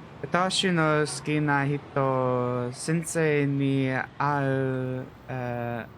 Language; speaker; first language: Japanese; non-native, learner; English